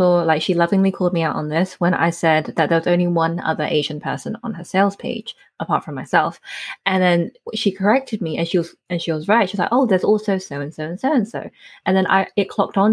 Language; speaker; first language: English; native; English